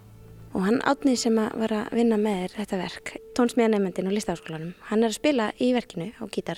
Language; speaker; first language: Icelandic; native; Icelandic